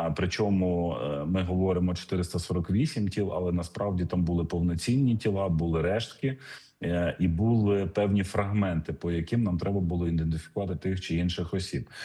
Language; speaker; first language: Ukrainian; native; Ukrainian